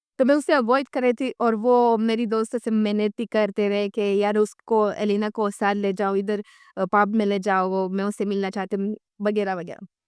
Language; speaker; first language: Urdu; non-native, fluent; Romanian